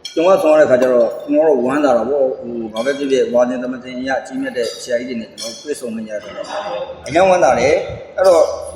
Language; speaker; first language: Burmese; native; Burmese